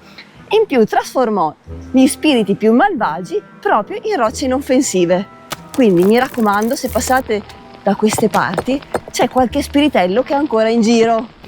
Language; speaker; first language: Italian; native; Italian